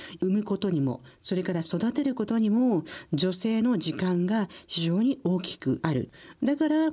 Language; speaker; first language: Japanese; native; Japanese